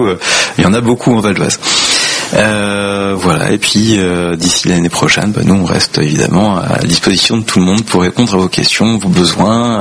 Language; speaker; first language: French; native; French